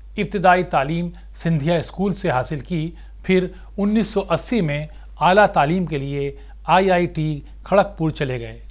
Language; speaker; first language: Urdu; native; Urdu